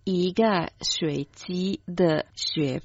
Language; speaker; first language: Chinese; non-native, fluent; Croatian